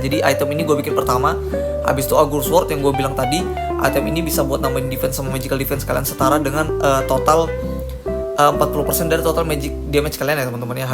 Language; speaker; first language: Indonesian; native; Indonesian